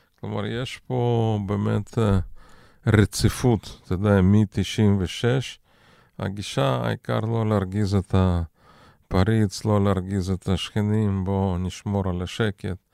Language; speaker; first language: Hebrew; non-native, fluent; Russian